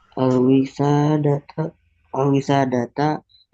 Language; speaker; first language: Arabic; non-native, learner; Indonesian